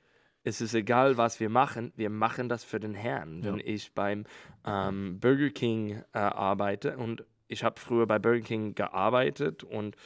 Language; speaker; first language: German; non-native, learner; English